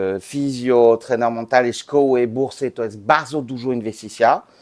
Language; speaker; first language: Polish; non-native, learner; French